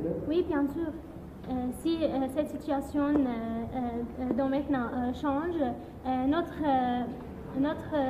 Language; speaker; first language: French; non-native, learner; Arabic